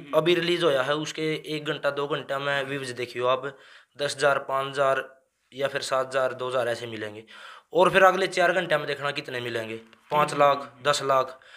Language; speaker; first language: Hindi; native; Hindi